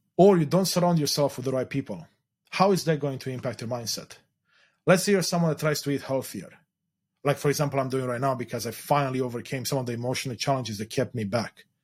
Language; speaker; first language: English; non-native, fluent; Romanian